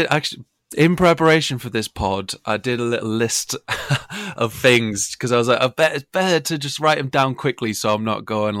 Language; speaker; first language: English; native; English